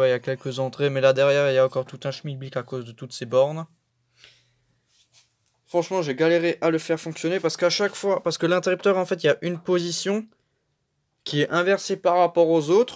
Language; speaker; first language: French; native; French